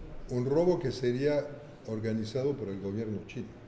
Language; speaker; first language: Spanish; non-native, fluent; French